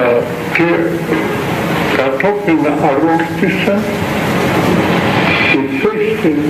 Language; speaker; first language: Greek; non-native, fluent; Russian